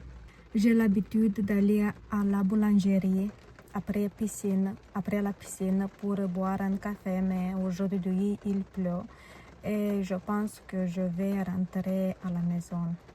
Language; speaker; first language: French; non-native, learner; Romanian